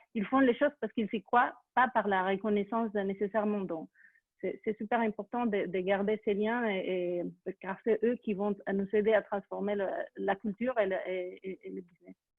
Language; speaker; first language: French; non-native, fluent; Spanish